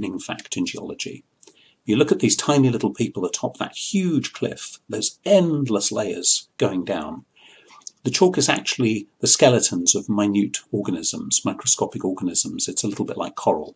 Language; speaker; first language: English; native; English